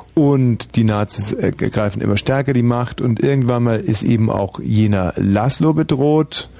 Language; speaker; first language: German; native; German